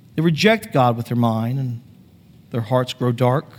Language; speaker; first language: English; native; English